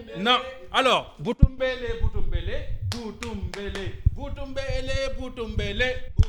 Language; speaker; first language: French; non-native, local second language; Wolof